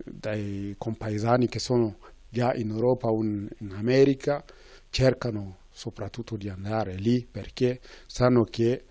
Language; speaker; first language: Italian; non-native, fluent; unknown